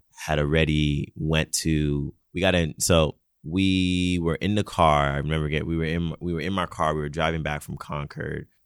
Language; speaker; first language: English; non-native, local second language; Yoruba